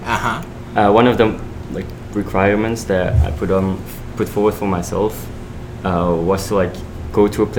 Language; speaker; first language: English; non-native, fluent; Dutch